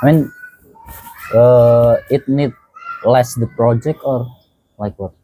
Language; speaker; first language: English; non-native, fluent; Indonesian